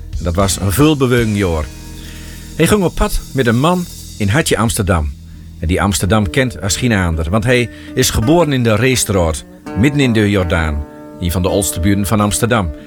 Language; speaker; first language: Dutch; native; Dutch